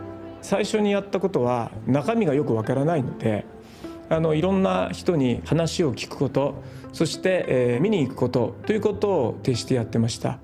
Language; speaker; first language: Japanese; native; Japanese